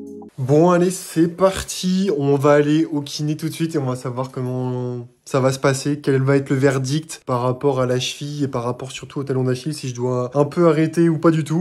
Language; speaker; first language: French; native; French